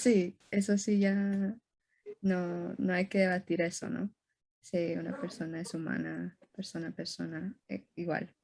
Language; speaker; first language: Spanish; early bilingual, heritage; Spanish